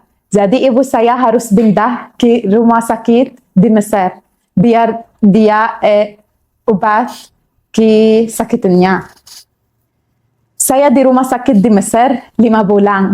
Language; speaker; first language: Indonesian; non-native, learner; Arabic